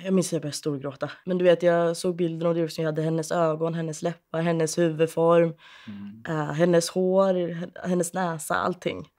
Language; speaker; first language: Swedish; native; Swedish